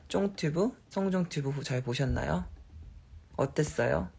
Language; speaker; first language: Korean; native; Korean